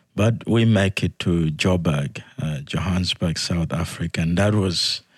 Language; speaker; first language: English; non-native, fluent; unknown